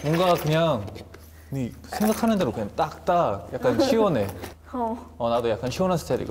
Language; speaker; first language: Korean; early bilingual, heritage; English